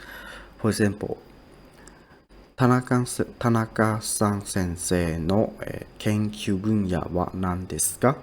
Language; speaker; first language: Japanese; non-native, learner; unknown